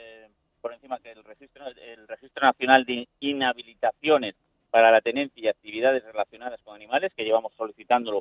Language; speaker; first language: Spanish; native; Spanish